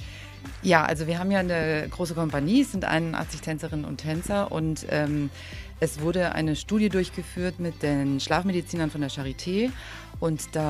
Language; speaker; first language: German; native; German